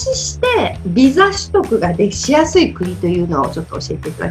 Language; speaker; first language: Japanese; native; Japanese